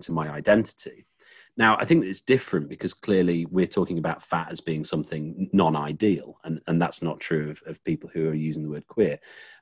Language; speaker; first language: English; native; English